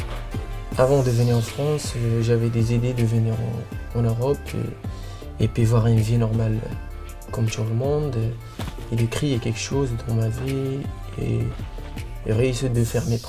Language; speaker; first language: French; non-native, local second language; Arabic